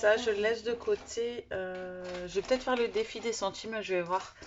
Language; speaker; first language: French; native; French